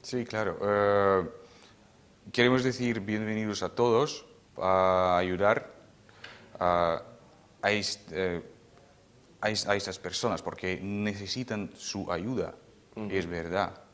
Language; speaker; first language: Spanish; non-native, fluent; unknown